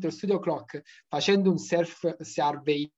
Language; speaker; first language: Italian; native; Italian